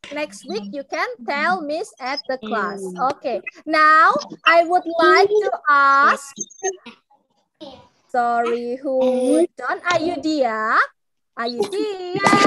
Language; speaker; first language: English; non-native, local second language; Indonesian